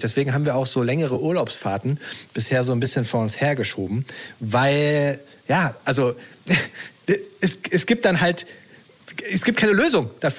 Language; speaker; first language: German; native; German